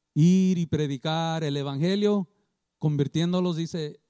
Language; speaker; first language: Spanish; early bilingual, heritage; Spanish